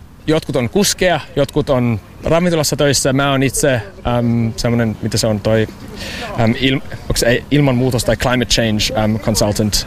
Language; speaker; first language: Finnish; non-native, fluent; English